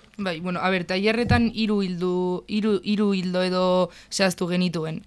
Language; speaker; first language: Basque; native; Basque